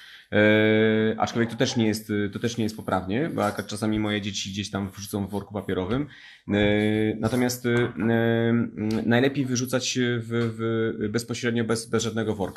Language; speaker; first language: Polish; native; Polish